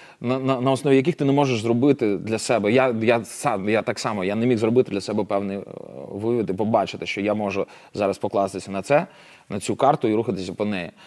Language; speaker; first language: Ukrainian; non-native, local second language; Russian